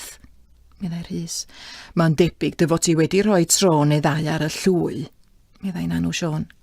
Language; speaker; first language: Welsh; native; Welsh